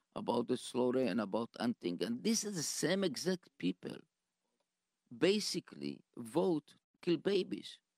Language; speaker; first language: English; non-native, fluent; Hebrew